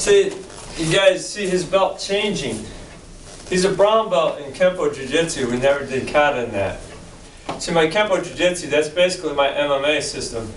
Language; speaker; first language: English; native; English